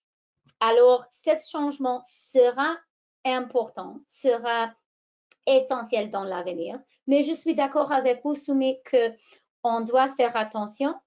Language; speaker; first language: French; non-native, fluent; English